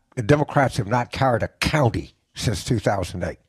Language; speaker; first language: English; native; English